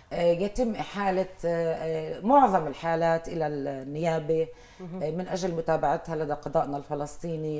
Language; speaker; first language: Arabic; native; Arabic